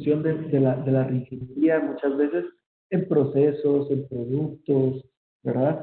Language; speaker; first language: Spanish; native; Spanish